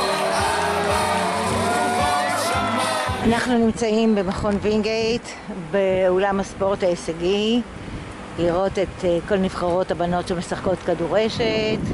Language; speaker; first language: Hebrew; native; Hebrew